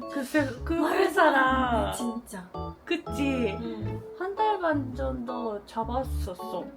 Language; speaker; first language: Korean; non-native, fluent; Japanese